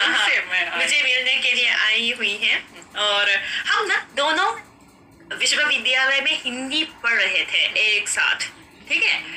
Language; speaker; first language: Hindi; non-native, fluent; Japanese